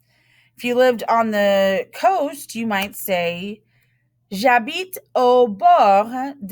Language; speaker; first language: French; non-native, fluent; English